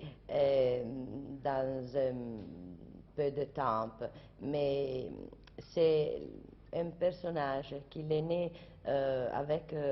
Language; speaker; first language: French; non-native, learner; Italian